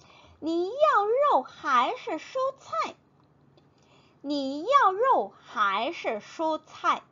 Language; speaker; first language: Chinese; non-native, fluent; Korean